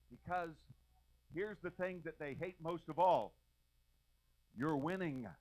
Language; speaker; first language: English; native; English